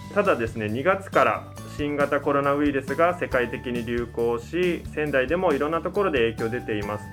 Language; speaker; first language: Japanese; native; Japanese